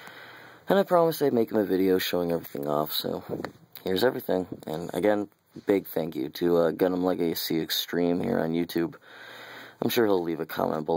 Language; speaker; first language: English; native; English